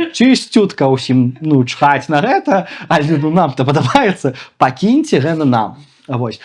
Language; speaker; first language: Belarusian; non-native, local second language; Russian